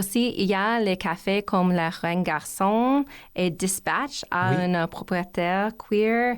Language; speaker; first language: French; non-native, learner; English